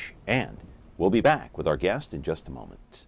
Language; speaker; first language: English; native; English